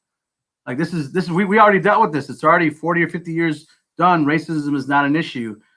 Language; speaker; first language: English; native; English